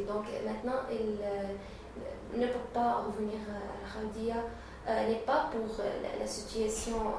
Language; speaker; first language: French; non-native, learner; Arabic